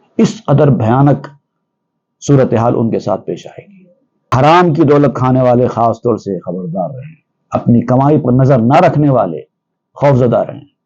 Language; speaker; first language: Urdu; native; Urdu